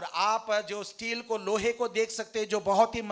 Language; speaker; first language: Hindi; native; Hindi